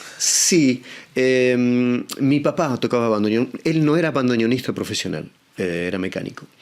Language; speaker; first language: Spanish; native; Spanish